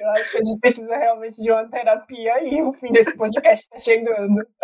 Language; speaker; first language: Portuguese; native; Portuguese